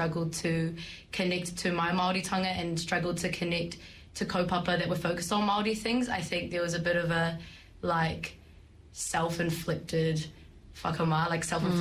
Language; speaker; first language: English; native; English